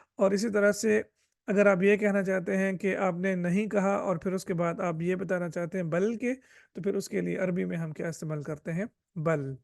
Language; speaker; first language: Urdu; native; Urdu